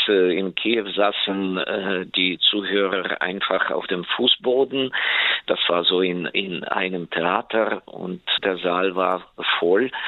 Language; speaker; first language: German; non-native, fluent; Ukrainian